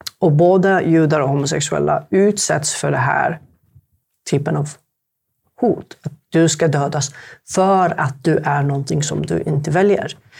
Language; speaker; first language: Swedish; non-native, fluent; Arabic